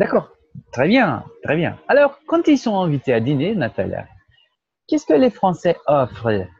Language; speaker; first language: French; non-native, fluent; Portuguese